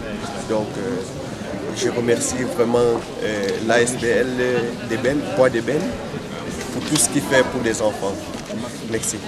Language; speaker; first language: French; non-native, fluent; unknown